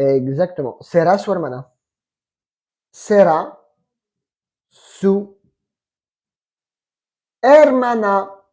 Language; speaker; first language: Spanish; non-native, fluent; French